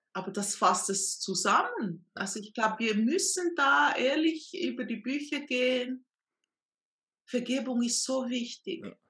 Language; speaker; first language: German; non-native, fluent; Portuguese